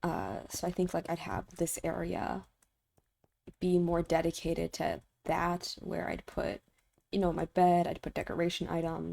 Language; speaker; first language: English; native; English